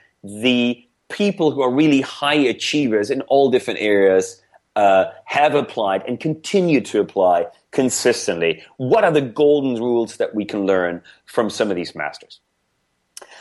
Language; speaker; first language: English; non-native, fluent; German